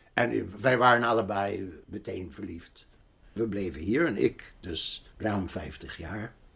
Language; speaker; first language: Dutch; non-native, fluent; English